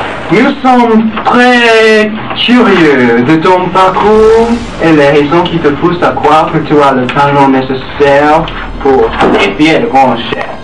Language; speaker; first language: French; non-native, learner; English